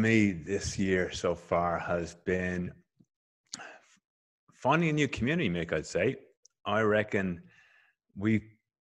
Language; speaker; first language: English; native; English